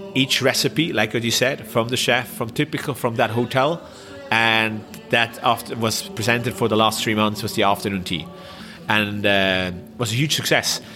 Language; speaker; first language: English; non-native, fluent; Swiss German